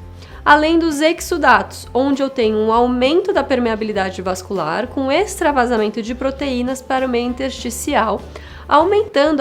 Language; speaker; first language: Portuguese; native; Portuguese